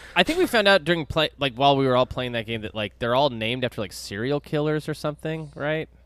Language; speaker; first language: English; native; English